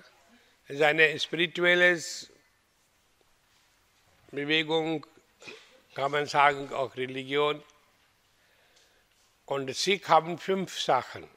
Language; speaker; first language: German; non-native, fluent; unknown